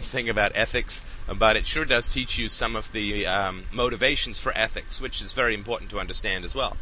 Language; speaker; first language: English; native; English